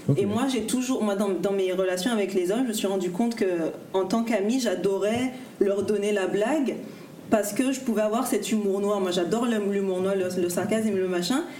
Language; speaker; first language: French; native; French